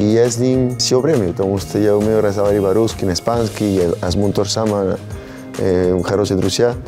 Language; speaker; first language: Russian; non-native, learner; Spanish